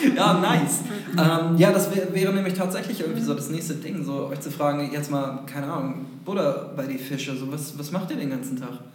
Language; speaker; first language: German; native; German